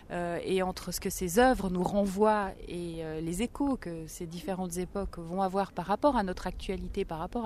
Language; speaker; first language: French; native; French